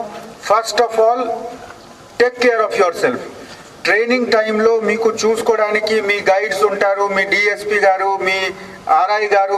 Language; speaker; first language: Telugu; non-native, fluent; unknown